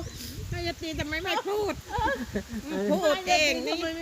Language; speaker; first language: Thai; native; Thai